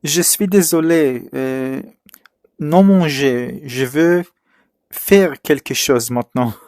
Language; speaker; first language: French; non-native, learner; English